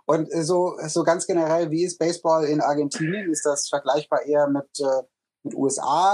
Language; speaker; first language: German; native; German